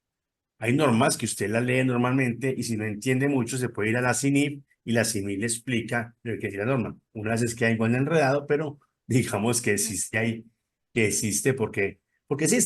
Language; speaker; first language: Spanish; native; Spanish